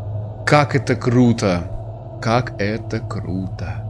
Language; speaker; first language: Russian; native; Russian